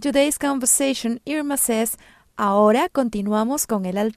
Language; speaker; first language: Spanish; native; Spanish